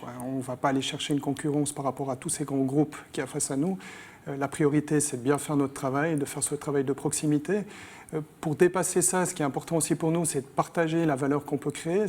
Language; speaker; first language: French; native; French